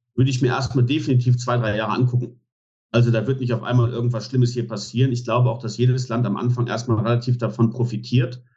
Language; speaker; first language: German; native; German